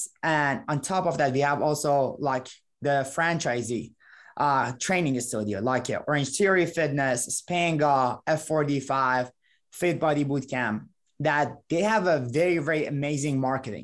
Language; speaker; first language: English; non-native, fluent; Persian